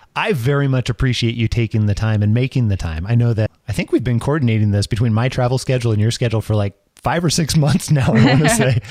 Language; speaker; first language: English; native; English